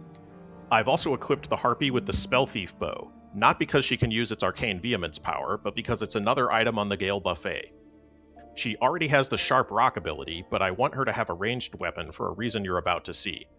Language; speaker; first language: English; native; English